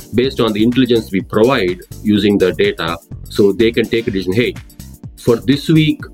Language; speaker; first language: English; non-native, local second language; Tamil